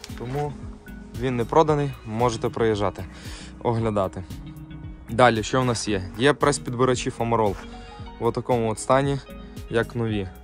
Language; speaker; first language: Ukrainian; non-native, local second language; Russian